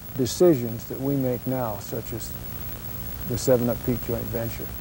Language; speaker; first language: English; native; English